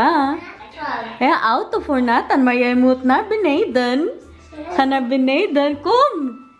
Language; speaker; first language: Dutch; non-native, learner; Filipino